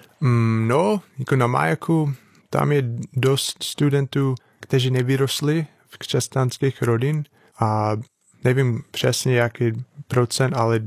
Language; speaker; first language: Czech; non-native, fluent; English